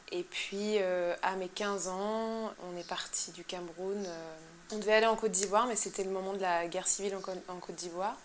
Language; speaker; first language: French; native; French